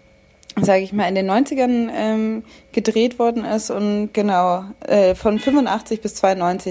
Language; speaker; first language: German; native; German